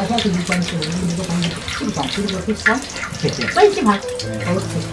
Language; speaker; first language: Chinese; native; Chinese